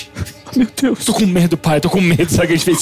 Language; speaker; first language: Portuguese; native; Portuguese